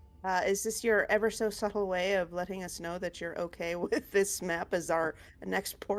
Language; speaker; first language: English; native; English